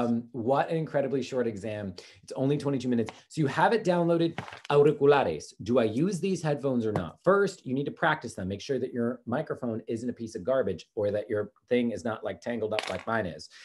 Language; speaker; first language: English; native; English